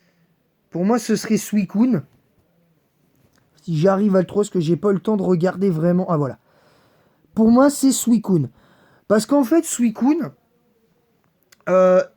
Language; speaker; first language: French; native; French